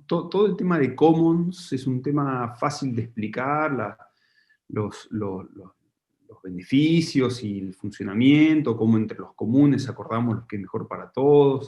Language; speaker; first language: Spanish; native; Spanish